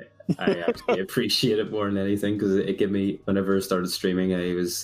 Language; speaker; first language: English; native; English